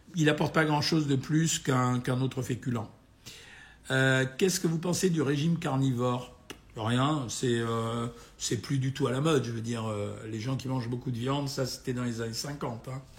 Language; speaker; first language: French; native; French